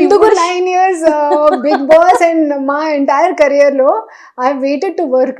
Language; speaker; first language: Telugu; non-native, local second language; Hindi